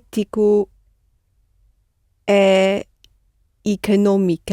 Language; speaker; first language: Portuguese; non-native, learner; English